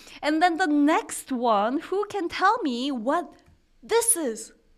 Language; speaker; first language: English; non-native, fluent; Korean